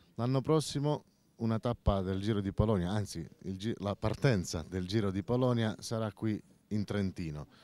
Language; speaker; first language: Italian; native; Italian